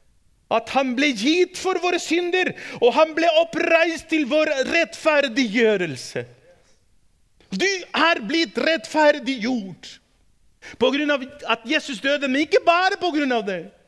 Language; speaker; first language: Norwegian; non-native, fluent; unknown